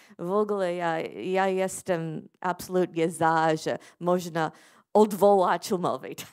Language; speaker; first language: Polish; non-native, fluent; English